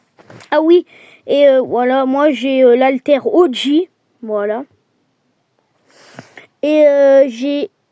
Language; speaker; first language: French; native; French